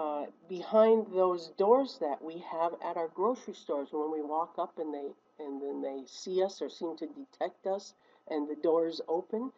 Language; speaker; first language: English; native; English